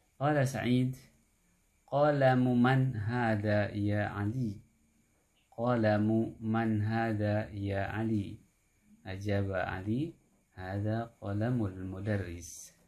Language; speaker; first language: Arabic; non-native, fluent; Indonesian